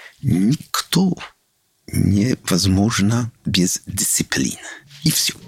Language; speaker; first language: Russian; non-native, learner; English